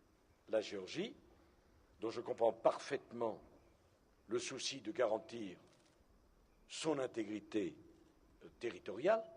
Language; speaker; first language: French; native; French